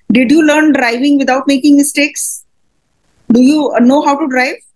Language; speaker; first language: English; non-native, local second language; Hindi